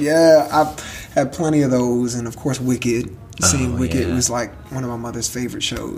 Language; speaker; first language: English; native; English